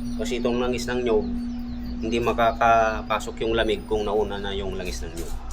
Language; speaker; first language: Filipino; non-native, local second language; Iloko